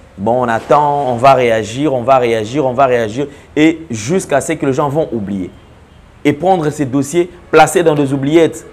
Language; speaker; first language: French; non-native, local second language; Lingala